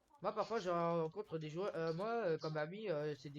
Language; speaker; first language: French; native; French